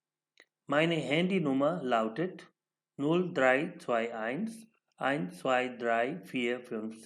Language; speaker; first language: German; non-native, learner; Urdu